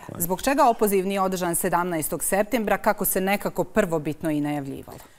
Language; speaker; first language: Croatian; native; Croatian